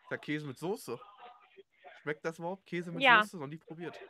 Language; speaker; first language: German; native; German